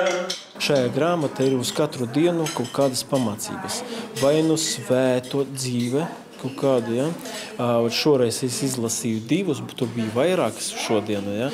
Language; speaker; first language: Latvian; non-native, local second language; Russian